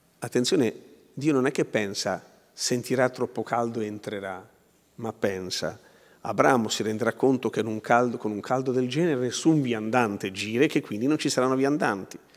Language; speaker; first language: Italian; native; Italian